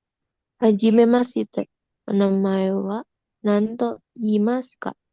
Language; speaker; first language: Japanese; non-native, learner; Indonesian